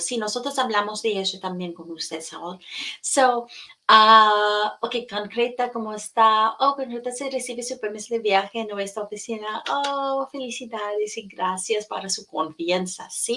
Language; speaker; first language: Spanish; non-native, fluent; English